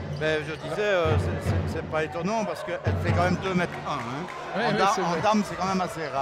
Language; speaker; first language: French; native; French